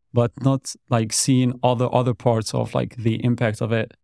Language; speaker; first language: English; non-native, fluent; Arabic